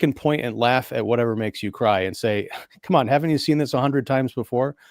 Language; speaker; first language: English; native; English